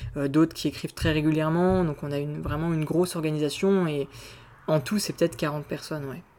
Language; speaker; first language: French; native; French